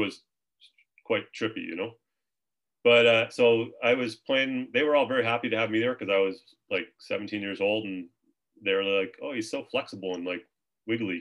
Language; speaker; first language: English; native; English